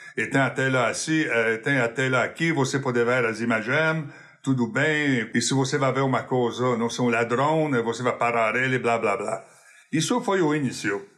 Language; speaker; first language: Portuguese; non-native, fluent; English